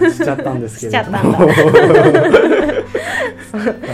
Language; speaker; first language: Japanese; non-native, fluent; Chinese